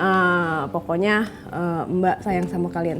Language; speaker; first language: Indonesian; native; Indonesian